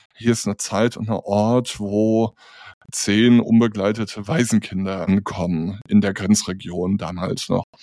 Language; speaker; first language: German; native; German